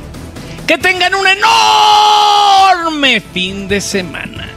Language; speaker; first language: Spanish; native; Spanish